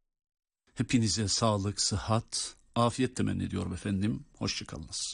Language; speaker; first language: Turkish; native; Turkish